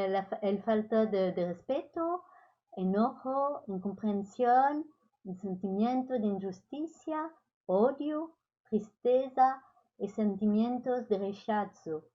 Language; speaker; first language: Spanish; non-native, learner; French